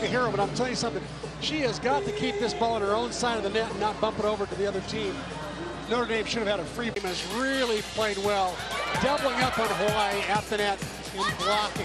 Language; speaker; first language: English; native; English